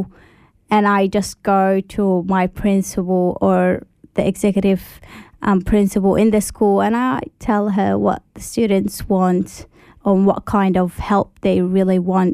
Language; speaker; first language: English; early bilingual, other home language; Arabic